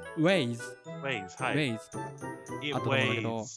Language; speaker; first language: Japanese; non-native, learner; English